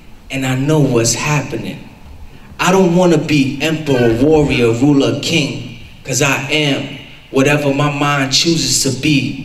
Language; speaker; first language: English; early bilingual, other home language; Spanish